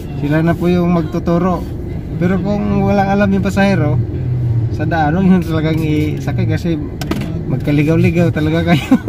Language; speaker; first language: Filipino; non-native, local second language; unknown